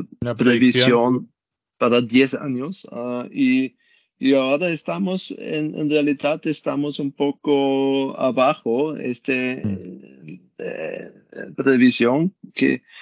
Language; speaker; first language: Spanish; non-native, learner; German